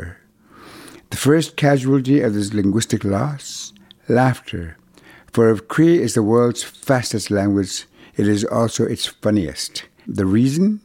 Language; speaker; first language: English; non-native, fluent; Cree